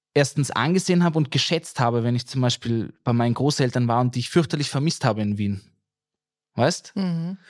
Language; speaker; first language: German; native; German